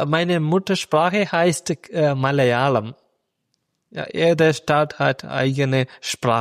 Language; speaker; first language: German; non-native, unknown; Malayalam